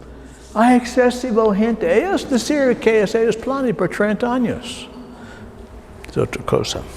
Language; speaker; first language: Spanish; non-native, learner; English